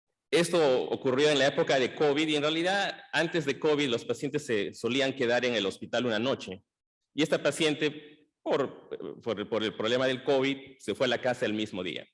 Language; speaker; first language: Spanish; native; Spanish